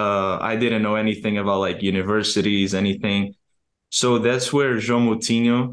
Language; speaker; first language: English; non-native, fluent; Portuguese